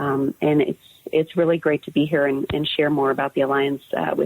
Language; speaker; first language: English; native; English